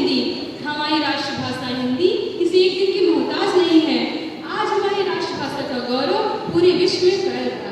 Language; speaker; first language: Hindi; native; Hindi